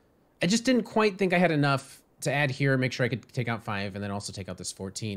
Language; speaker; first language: English; native; English